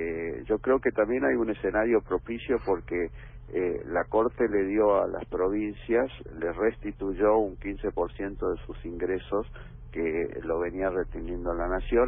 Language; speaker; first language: Spanish; native; Spanish